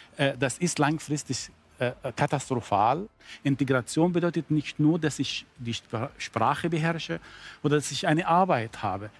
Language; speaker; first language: German; non-native, fluent; Arabic